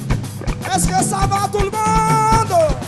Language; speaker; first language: French; non-native, local second language; Malagasy